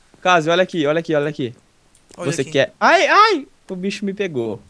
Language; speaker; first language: Portuguese; native; Portuguese